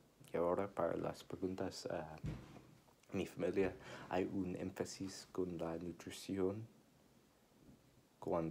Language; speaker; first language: Spanish; non-native, learner; English